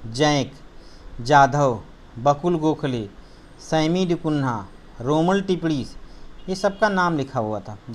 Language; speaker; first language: Hindi; non-native, local second language; Marathi